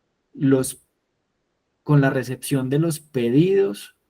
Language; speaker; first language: Spanish; native; Spanish